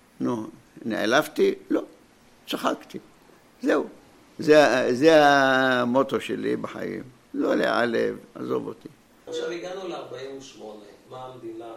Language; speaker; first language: Hebrew; non-native, fluent; Arabic